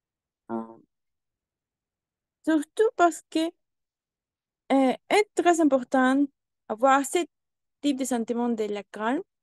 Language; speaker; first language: French; non-native, learner; Spanish